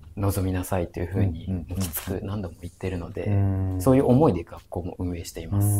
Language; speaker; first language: Japanese; non-native, fluent; Indonesian